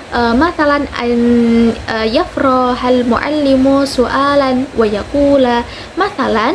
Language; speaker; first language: Arabic; non-native, learner; Indonesian